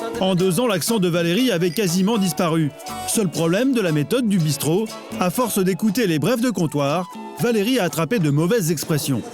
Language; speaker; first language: French; native; French